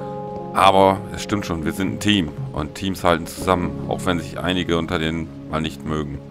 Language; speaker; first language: German; native; German